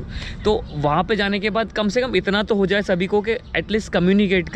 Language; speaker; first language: Hindi; native; Hindi